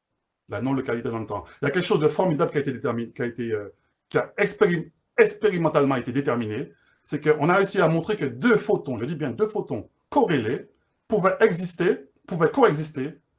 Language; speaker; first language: French; native; French